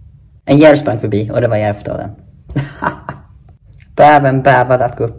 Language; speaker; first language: Swedish; native; Swedish